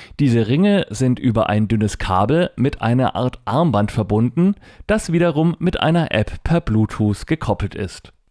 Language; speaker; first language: German; native; German